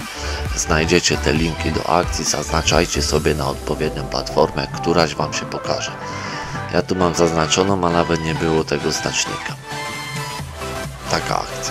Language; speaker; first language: Polish; native; Polish